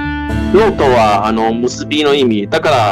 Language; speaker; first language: Japanese; non-native, learner; Chinese